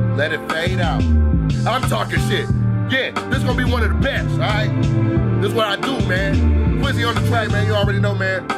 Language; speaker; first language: English; native; English